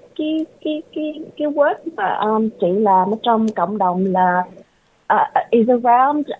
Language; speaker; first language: Vietnamese; early bilingual, heritage; Vietnamese